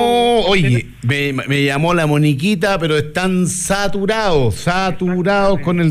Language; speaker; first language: Spanish; native; Spanish